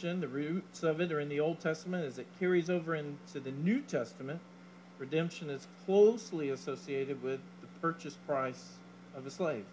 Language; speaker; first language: English; native; English